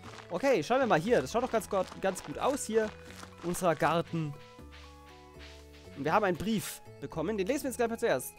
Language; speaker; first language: German; native; German